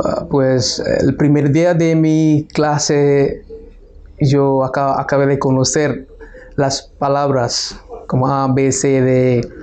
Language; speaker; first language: Spanish; non-native, fluent; Bangla